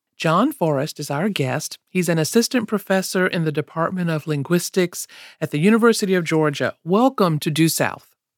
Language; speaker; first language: English; native; English